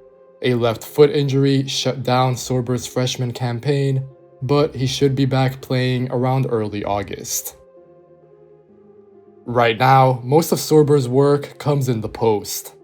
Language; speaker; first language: English; native; English